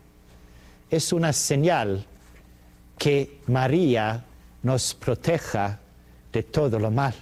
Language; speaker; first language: Spanish; non-native, fluent; Swedish